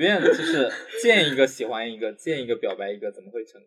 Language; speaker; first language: Chinese; native; Chinese